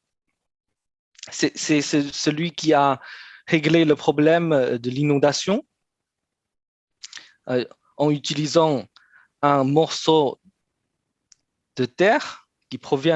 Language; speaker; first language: French; non-native, fluent; Chinese